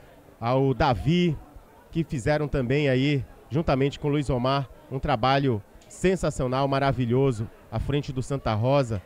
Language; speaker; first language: Portuguese; native; Portuguese